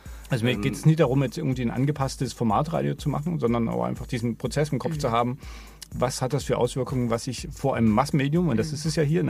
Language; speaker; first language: German; native; German